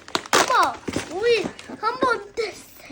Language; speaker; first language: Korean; early bilingual, heritage; Korean